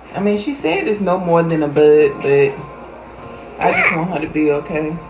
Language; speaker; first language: English; native; English